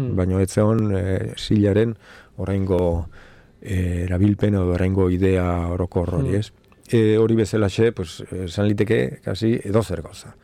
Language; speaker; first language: Basque; non-native, local second language; Spanish